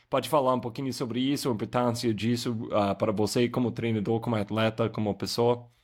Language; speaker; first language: Portuguese; non-native, fluent; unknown